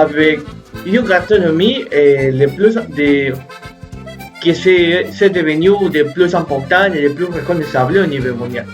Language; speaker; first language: French; non-native, learner; Spanish